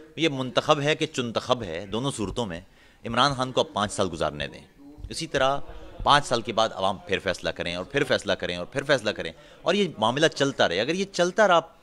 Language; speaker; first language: Urdu; non-native, local second language; Punjabi